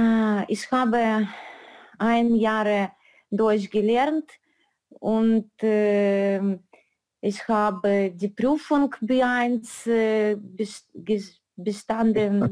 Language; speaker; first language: German; non-native, learner; Russian